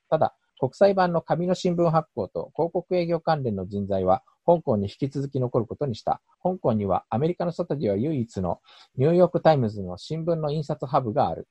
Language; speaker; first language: Japanese; native; Japanese